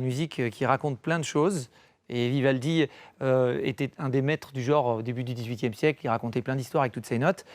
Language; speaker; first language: French; native; French